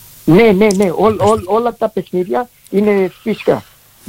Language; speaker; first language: Greek; early bilingual, heritage; Greek